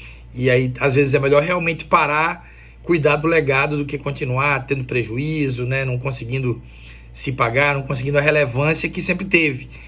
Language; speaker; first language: Portuguese; native; Portuguese